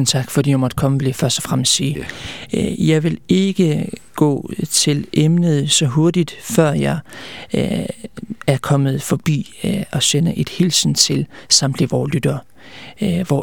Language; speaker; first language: Danish; early bilingual, other home language; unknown